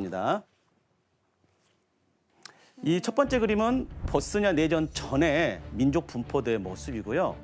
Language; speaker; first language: Korean; native; Korean